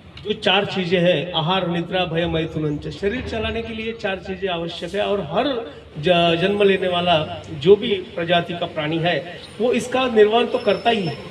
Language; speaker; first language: Hindi; non-native, local second language; Marathi